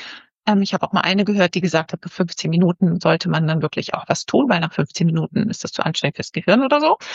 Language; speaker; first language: German; native; German